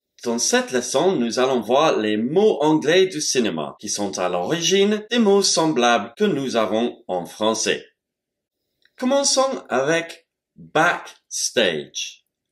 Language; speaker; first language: French; non-native, fluent; English